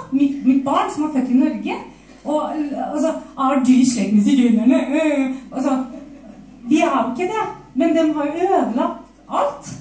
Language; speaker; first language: Norwegian; non-native, fluent; Romanian